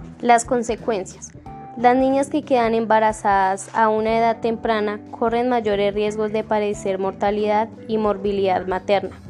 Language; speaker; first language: Spanish; native; Spanish